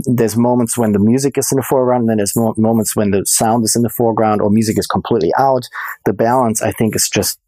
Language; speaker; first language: English; non-native, fluent; German